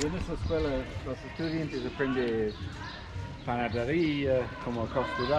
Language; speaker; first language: Spanish; non-native, learner; English